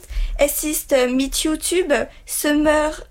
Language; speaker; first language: German; non-native, learner; French